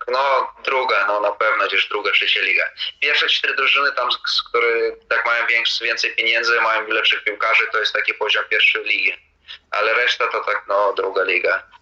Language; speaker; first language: Polish; non-native, fluent; Latvian